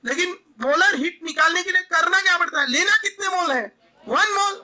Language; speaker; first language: Hindi; non-native, local second language; Marathi